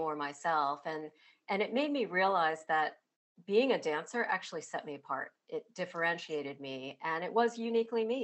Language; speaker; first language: English; native; English